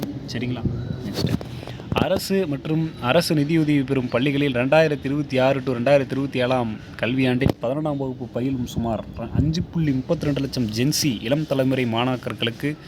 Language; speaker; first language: Tamil; native; Tamil